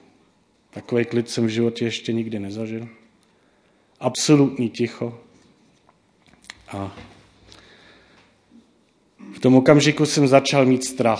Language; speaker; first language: Czech; non-native, fluent; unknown